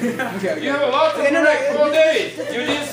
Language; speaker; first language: English; non-native, learner; Japanese